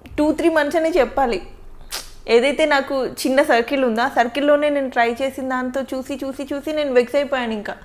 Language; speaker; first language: Telugu; native; Telugu